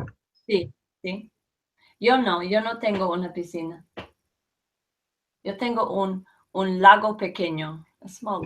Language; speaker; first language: Spanish; non-native, fluent; English